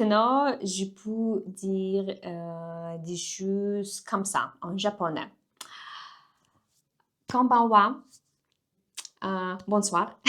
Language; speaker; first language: French; non-native, learner; Russian